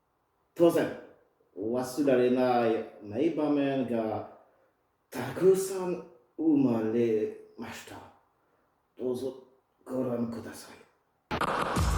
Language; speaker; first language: Japanese; non-native, fluent; French